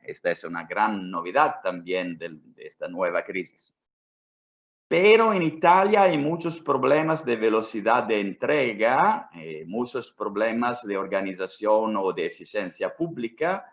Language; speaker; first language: Spanish; non-native, fluent; Italian